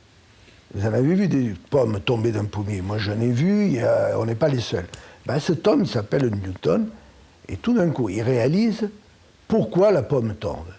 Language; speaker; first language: French; native; French